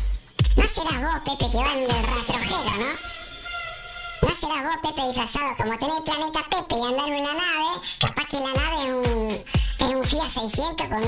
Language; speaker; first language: Spanish; native; Spanish